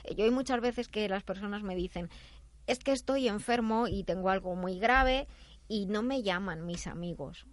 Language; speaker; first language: Spanish; native; Spanish